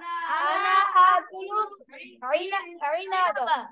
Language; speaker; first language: Arabic; non-native, learner; Bangla